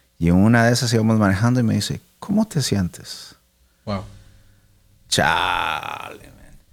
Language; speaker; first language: Spanish; early bilingual, heritage; Spanish